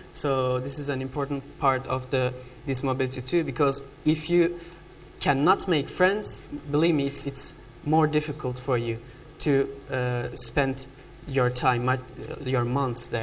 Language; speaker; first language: English; non-native, fluent; Turkish